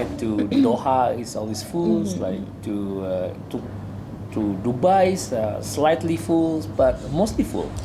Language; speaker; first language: English; non-native, learner; Indonesian